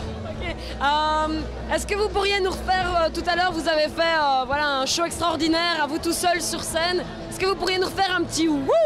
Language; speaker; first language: French; native; French